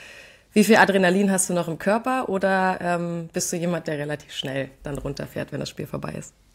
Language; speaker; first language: German; native; German